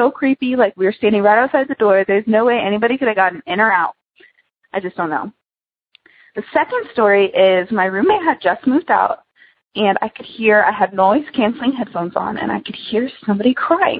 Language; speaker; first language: English; native; English